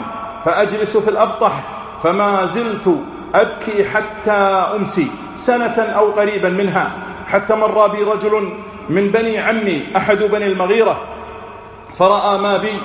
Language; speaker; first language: Arabic; native; Arabic